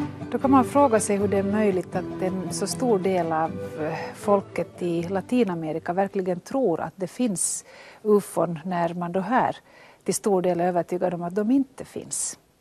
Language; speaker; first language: Swedish; native; Swedish